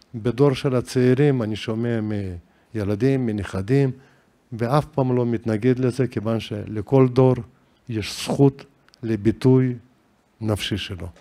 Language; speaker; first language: Hebrew; non-native, fluent; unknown